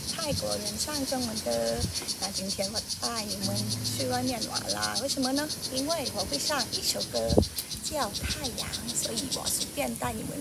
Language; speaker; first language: Chinese; non-native, learner; Thai